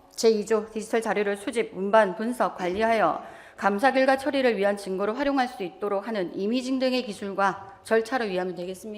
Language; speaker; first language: Korean; native; Korean